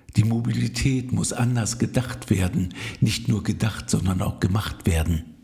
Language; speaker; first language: German; native; German